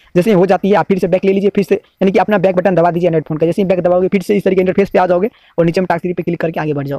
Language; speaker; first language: Hindi; native; Hindi